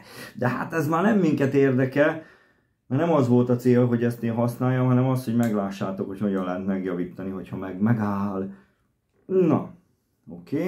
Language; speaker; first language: Hungarian; native; Hungarian